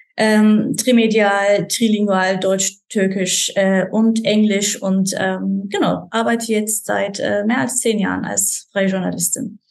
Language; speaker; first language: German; non-native, fluent; Turkish